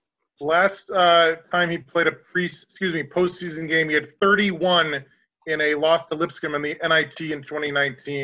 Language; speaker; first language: English; native; English